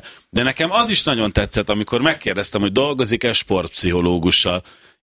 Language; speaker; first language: Hungarian; native; Hungarian